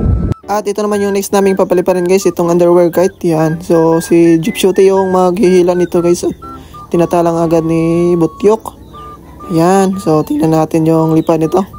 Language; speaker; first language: Filipino; non-native, local second language; Cebuano